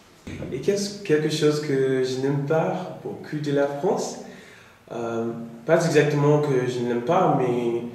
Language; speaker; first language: French; non-native, fluent; English